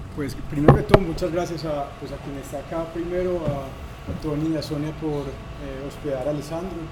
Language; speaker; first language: Spanish; native; Spanish